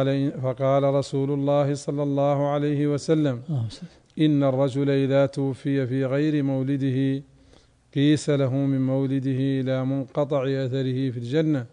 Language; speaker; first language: Arabic; native; Arabic